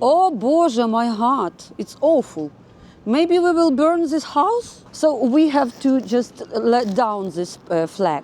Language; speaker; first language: English; non-native, learner; Ukrainian